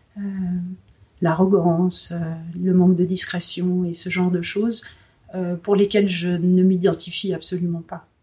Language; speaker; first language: French; native; French